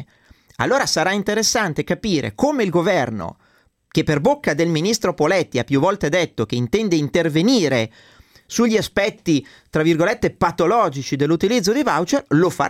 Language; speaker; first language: Italian; native; Italian